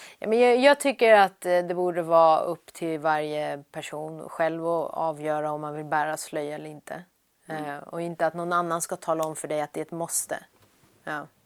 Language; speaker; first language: Swedish; early bilingual, other home language; Persian